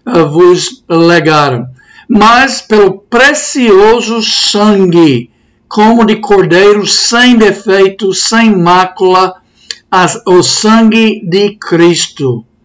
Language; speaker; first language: Portuguese; non-native, fluent; English